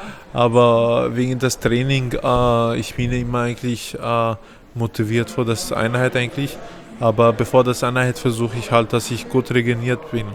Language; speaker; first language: German; non-native, fluent; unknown